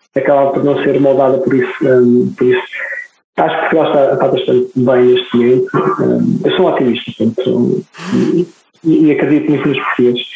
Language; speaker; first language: Portuguese; native; Portuguese